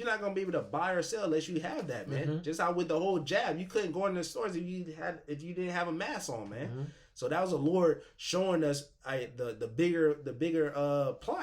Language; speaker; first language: English; native; English